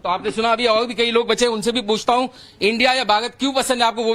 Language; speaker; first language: Hindi; native; Hindi